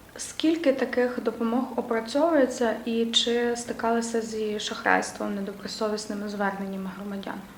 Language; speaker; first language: Ukrainian; native; Ukrainian